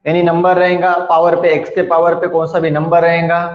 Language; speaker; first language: Hindi; non-native, local second language; Marathi